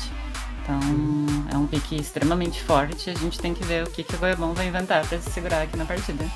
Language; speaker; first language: Portuguese; native; Portuguese